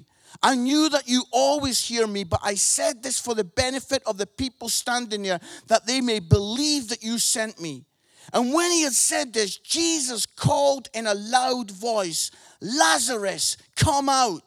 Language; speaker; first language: English; native; English